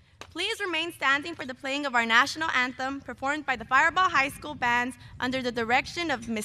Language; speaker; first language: English; early bilingual, other home language; Spanish